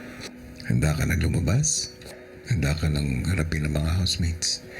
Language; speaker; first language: Filipino; native; Filipino